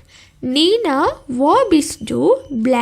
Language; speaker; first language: German; non-native, fluent; Sinhala